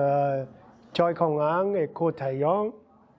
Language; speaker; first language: French; non-native, learner; Vietnamese